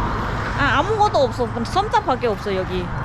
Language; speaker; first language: Korean; non-native, learner; Thai